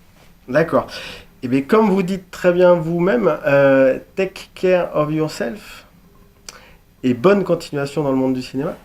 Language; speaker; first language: French; native; French